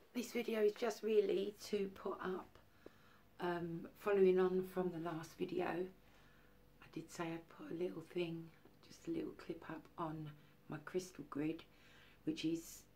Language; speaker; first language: English; native; English